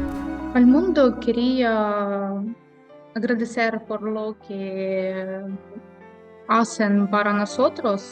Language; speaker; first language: Spanish; non-native, fluent; Ukrainian